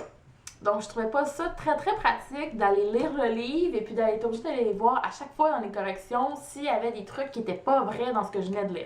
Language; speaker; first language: French; native; French